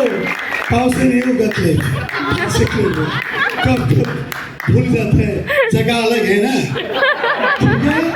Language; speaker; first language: Hindi; non-native, local second language; Assamese